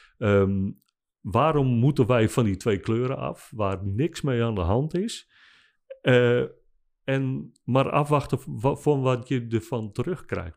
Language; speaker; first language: Dutch; non-native, local second language; Western Frisian